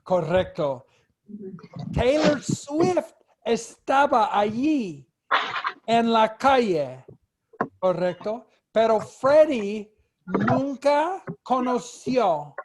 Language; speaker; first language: Spanish; non-native, fluent; English